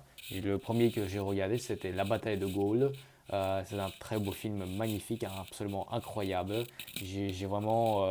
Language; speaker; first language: French; early bilingual, other home language; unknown